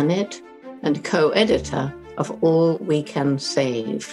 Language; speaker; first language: English; native; English